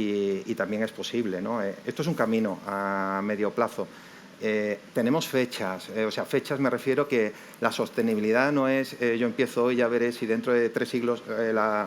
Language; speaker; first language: Spanish; native; Spanish